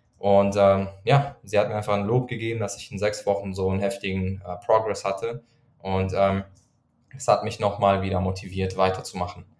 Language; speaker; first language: German; non-native, fluent; Persian